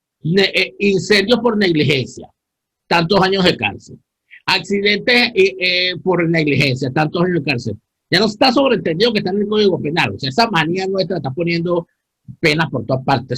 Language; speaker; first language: Spanish; native; Spanish